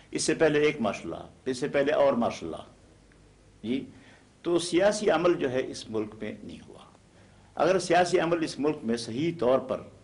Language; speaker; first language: Urdu; non-native, local second language; Pashto